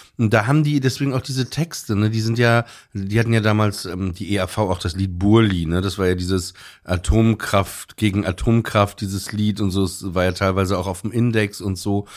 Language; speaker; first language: German; native; German